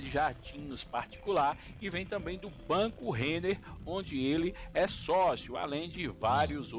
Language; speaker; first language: Portuguese; native; Portuguese